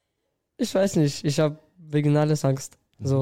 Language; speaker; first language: German; non-native, learner; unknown